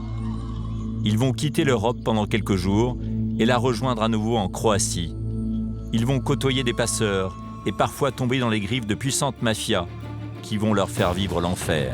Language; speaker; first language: French; native; French